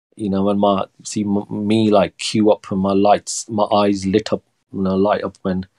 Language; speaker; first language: English; early bilingual, other home language; Punjabi